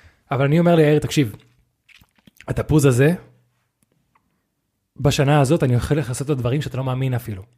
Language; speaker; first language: Hebrew; non-native, fluent; Spanish